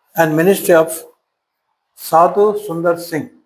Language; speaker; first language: English; non-native, local second language; Telugu